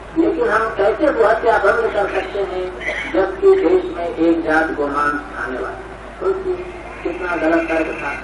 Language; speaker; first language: Hindi; native; Hindi